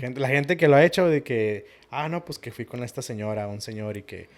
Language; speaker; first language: Spanish; early bilingual, heritage; Spanish